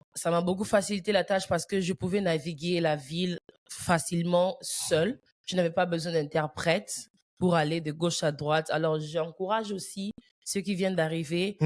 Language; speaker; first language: French; early bilingual, heritage; French